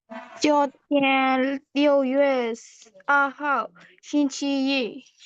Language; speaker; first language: Chinese; non-native, learner; Burmese